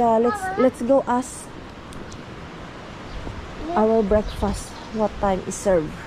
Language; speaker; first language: English; non-native, local second language; Filipino